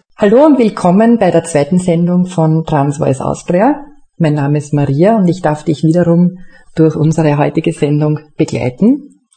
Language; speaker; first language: German; native; German